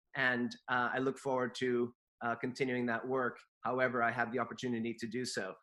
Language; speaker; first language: English; native; English